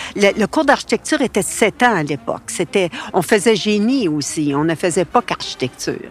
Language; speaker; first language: French; native; French